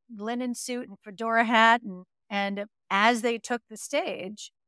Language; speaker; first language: English; native; English